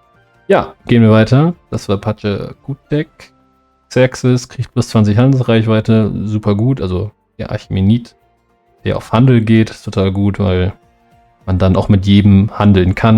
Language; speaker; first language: German; native; German